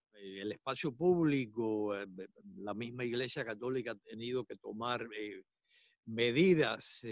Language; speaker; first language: Spanish; native; Spanish